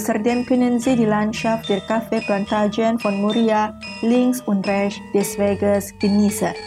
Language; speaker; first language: German; non-native, fluent; Indonesian